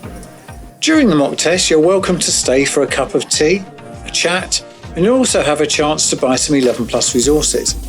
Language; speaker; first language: English; native; English